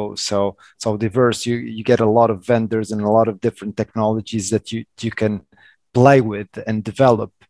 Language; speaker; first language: English; non-native, fluent; Portuguese